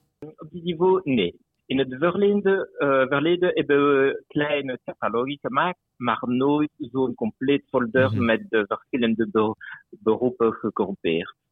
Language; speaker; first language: Dutch; non-native, local second language; French